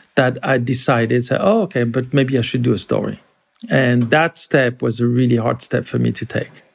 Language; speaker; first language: English; non-native, fluent; French